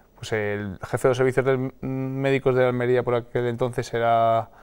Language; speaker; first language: Spanish; native; Spanish